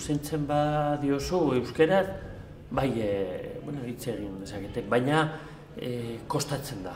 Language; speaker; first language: Basque; non-native, local second language; Spanish